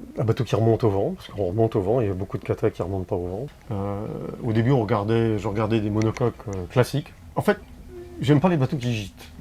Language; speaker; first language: French; native; French